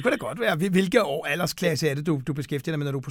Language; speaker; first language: Danish; native; Danish